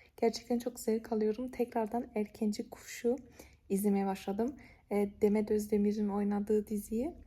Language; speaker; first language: Turkish; early bilingual, heritage; Turkish